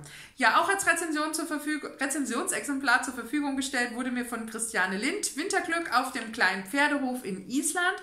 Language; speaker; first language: German; native; German